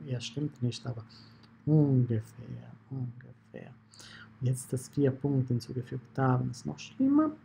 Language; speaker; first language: German; non-native, fluent; Italian